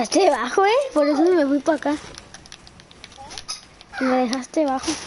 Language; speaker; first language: Spanish; native; Spanish